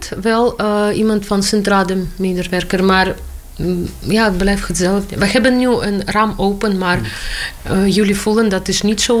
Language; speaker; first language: Dutch; non-native, learner; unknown